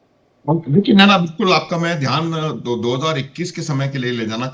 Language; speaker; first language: Hindi; native; Hindi